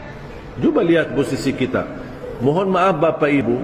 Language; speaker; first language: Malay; non-native, fluent; Arabic